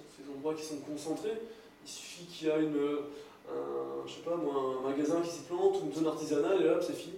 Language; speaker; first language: French; native; French